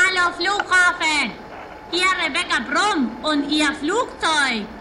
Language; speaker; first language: German; non-native, fluent; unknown